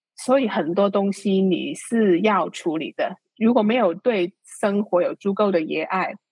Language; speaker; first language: Chinese; non-native, local second language; Cantonese